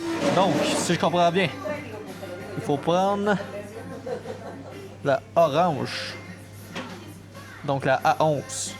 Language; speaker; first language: French; native; French